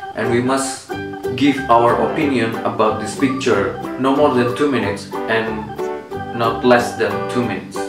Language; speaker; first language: English; non-native, learner; Javanese